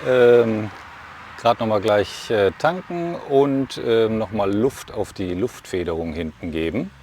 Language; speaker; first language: German; native; German